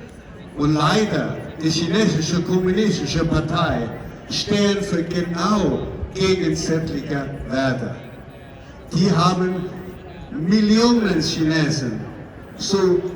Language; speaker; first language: German; non-native, fluent; Cantonese